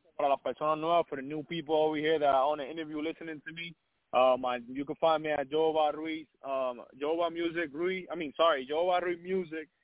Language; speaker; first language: English; early bilingual, other home language; Spanish